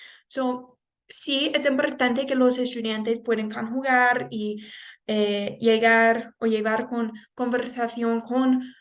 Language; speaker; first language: Spanish; non-native, fluent; English